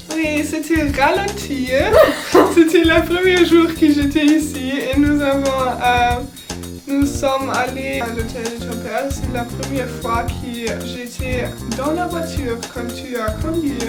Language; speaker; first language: French; non-native, learner; German